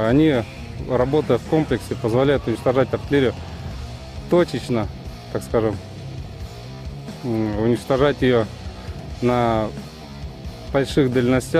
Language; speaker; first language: Russian; native; Russian